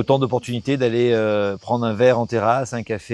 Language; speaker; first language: French; native; French